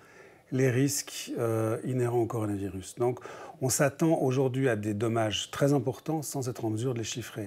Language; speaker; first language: French; native; French